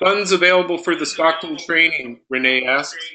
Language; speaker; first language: English; native; English